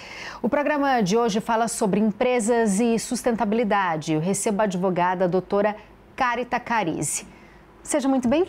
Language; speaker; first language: Portuguese; native; Portuguese